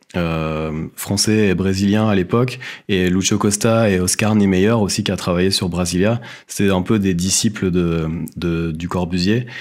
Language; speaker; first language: French; native; French